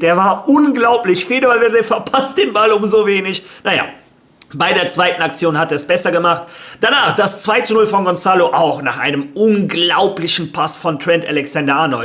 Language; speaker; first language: German; native; German